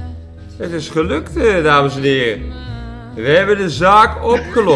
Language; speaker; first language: Dutch; native; Dutch